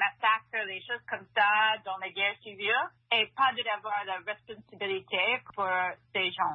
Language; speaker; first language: French; non-native, fluent; English